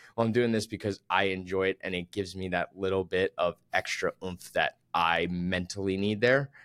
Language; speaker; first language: English; native; English